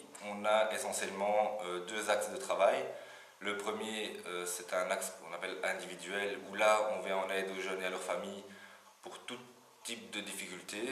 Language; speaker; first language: French; native; French